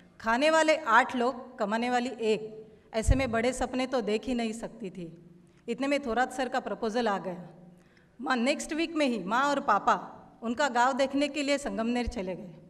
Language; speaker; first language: Hindi; non-native, local second language; Marathi